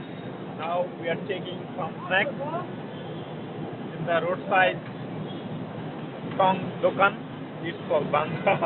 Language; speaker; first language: English; non-native, local second language; Bangla